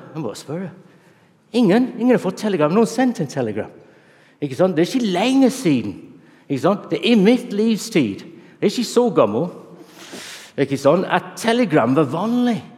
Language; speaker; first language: Norwegian; non-native, fluent; English